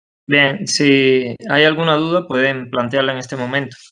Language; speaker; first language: Spanish; native; Spanish